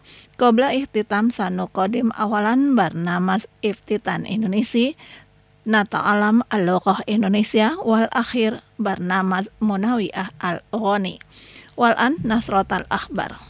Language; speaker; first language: Arabic; non-native, fluent; Indonesian